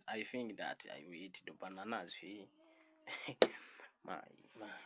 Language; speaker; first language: English; non-native, learner; Rundi